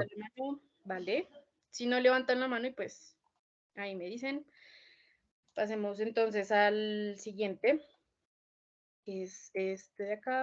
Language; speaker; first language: Spanish; native; Spanish